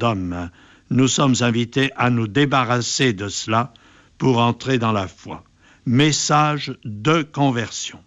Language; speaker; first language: French; native; French